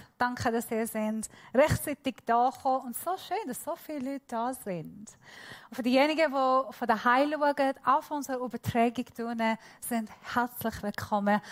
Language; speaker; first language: German; non-native, fluent; Persian